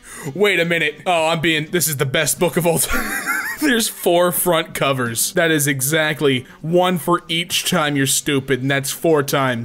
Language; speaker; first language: English; native; English